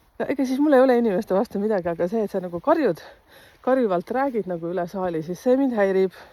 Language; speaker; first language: Estonian; native; Estonian